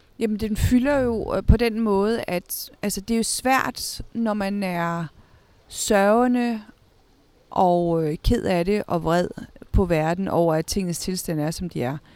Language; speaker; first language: Danish; early bilingual, other home language; Spanish